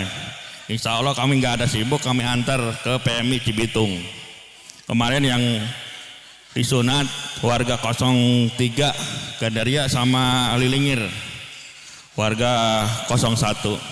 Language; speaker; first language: Indonesian; native; Indonesian